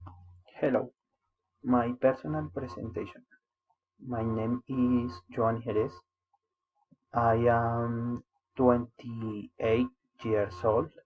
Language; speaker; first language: English; non-native, learner; Spanish